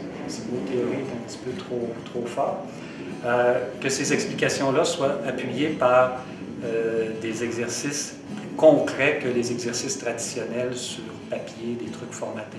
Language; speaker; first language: French; native; French